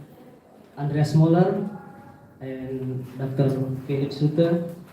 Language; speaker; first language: English; non-native, learner; Indonesian